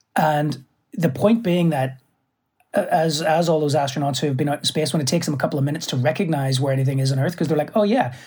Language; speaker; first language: English; native; English